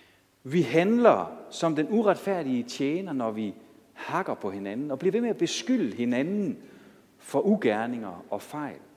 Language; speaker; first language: Danish; native; Danish